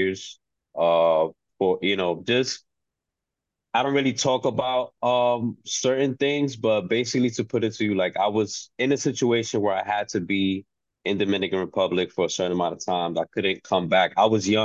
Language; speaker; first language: English; early bilingual, other home language; Spanish